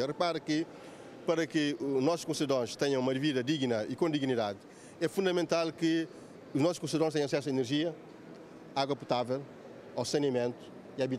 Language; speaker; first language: Portuguese; non-native, local second language; Kabuverdianu